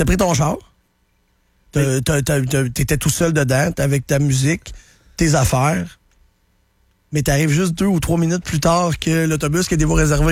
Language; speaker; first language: French; native; French